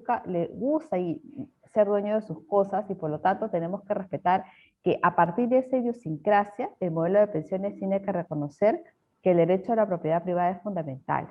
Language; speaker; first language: Spanish; native; Spanish